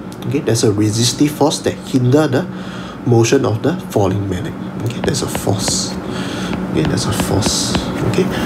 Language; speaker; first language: English; non-native, local second language; Chinese